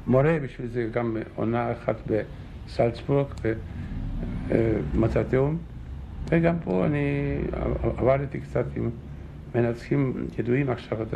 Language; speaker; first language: Hebrew; non-native, fluent; Czech